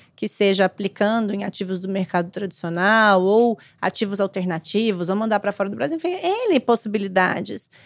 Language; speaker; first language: Portuguese; native; Portuguese